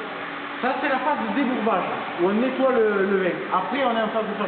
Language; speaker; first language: French; native; French